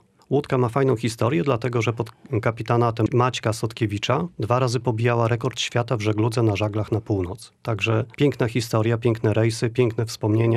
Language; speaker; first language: Polish; native; Polish